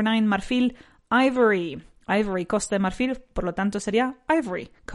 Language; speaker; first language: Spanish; native; Spanish